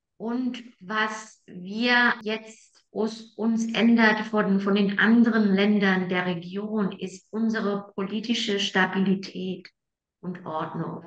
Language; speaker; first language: German; non-native, fluent; Spanish